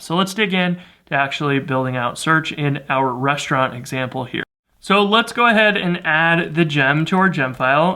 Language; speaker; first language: English; native; English